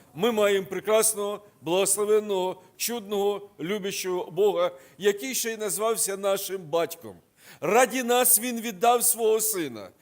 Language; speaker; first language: Ukrainian; non-native, local second language; Russian